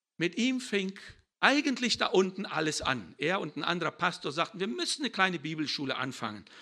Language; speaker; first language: German; early bilingual, heritage; German